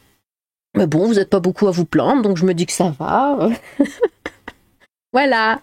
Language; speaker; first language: French; native; French